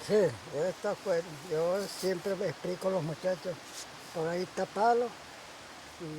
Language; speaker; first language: Spanish; non-native, local second language; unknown